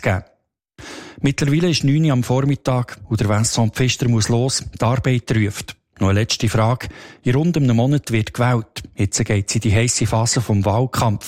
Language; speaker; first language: German; native; German